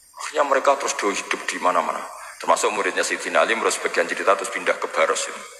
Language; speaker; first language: Indonesian; non-native, local second language; Javanese